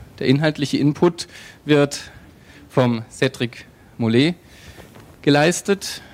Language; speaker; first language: German; native; German